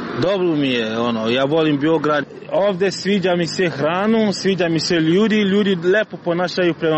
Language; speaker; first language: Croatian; non-native, learner; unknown